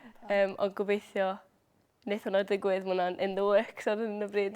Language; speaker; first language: Welsh; native; Welsh